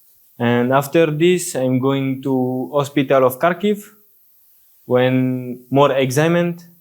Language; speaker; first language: English; non-native, learner; French